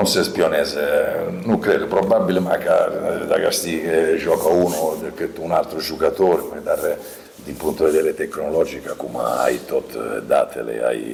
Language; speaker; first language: Romanian; non-native, learner; Italian